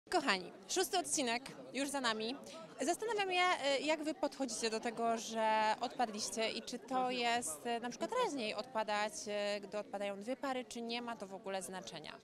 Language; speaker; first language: Polish; native; Polish